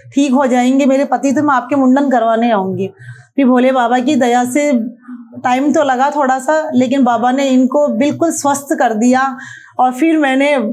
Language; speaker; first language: Hindi; native; Hindi